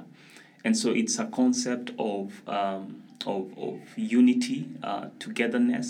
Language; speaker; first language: English; non-native, local second language; Luo (Kenya and Tanzania)